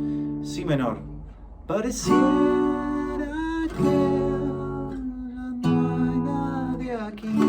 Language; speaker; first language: Spanish; native; Spanish